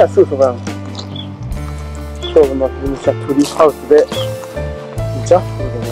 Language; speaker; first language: Japanese; native; Japanese